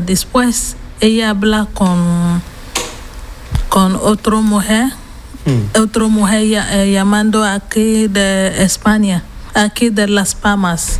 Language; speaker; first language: Spanish; non-native, learner; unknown